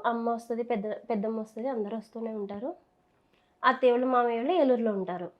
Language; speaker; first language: Telugu; native; Telugu